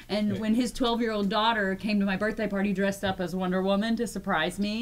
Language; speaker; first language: English; native; English